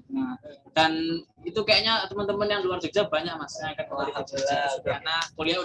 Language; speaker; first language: Indonesian; native; Indonesian